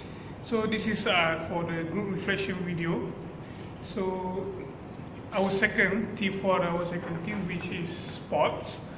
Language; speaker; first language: English; non-native, local second language; Malay